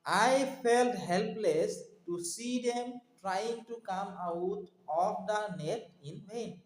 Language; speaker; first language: English; non-native, local second language; Assamese